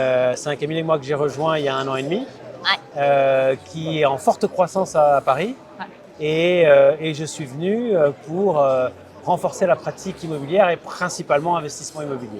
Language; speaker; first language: French; native; French